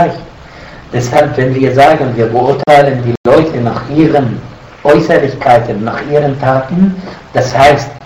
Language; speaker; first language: German; non-native, fluent; Arabic